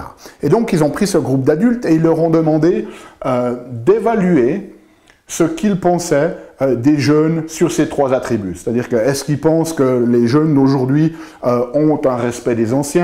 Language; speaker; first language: French; native; French